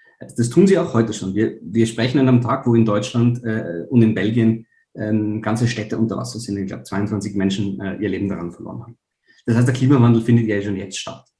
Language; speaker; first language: German; native; German